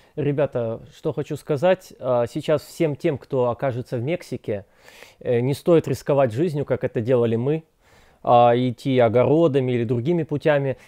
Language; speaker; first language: Russian; native; Russian